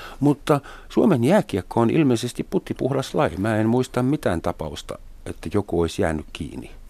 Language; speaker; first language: Finnish; non-native, fluent; German